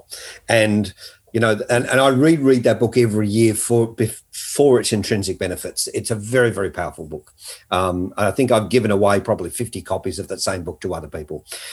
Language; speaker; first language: English; native; English